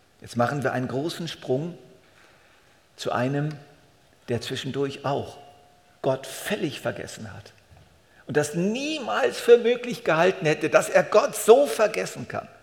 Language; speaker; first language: German; native; German